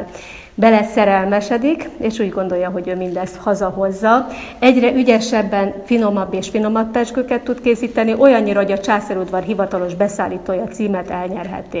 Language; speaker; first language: Hungarian; native; Hungarian